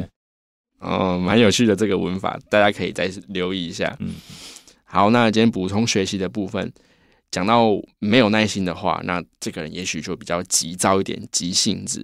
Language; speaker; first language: Chinese; native; Chinese